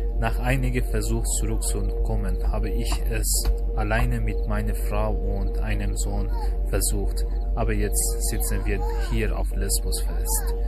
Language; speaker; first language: German; non-native, learner; Persian